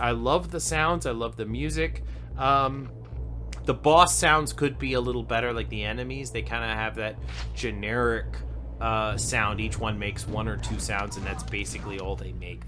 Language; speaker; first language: English; native; English